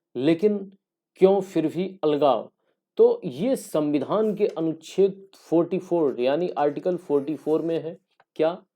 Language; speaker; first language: Hindi; native; Hindi